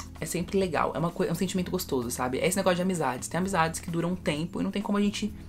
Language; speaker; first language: Portuguese; early bilingual, heritage; Portuguese